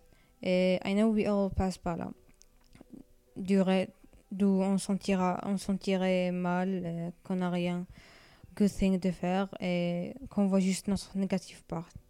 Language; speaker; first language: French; non-native, learner; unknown